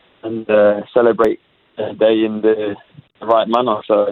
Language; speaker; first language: English; native; English